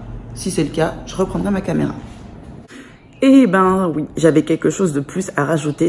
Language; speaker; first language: French; native; French